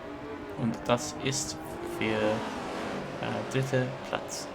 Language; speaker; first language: German; non-native, learner; English